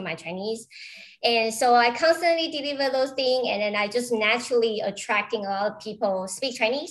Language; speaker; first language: English; non-native, fluent; Chinese